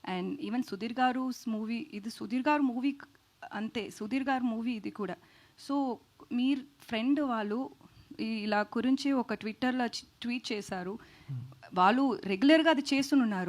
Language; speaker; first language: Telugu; non-native, local second language; Tamil